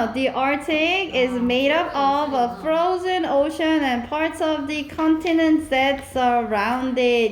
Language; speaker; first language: English; non-native, fluent; Korean